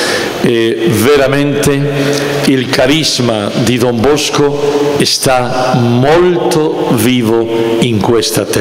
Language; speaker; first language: Italian; non-native, fluent; Spanish